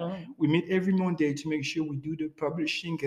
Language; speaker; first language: English; non-native, fluent; French